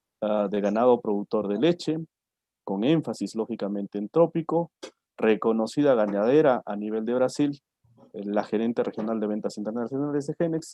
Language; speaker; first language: Spanish; native; Spanish